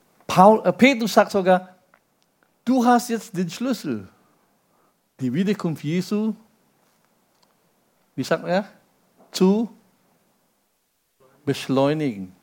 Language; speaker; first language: German; non-native, fluent; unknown